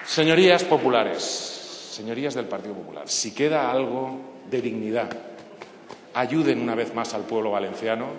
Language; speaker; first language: Spanish; non-native, local second language; Catalan